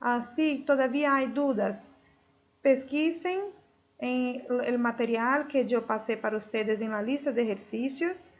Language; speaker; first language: Spanish; non-native, fluent; Portuguese